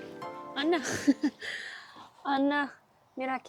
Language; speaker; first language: Spanish; non-native, learner; Russian